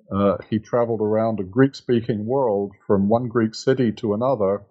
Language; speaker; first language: English; native; English